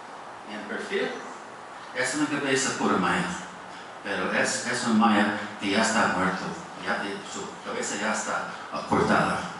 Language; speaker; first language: Spanish; non-native, fluent; English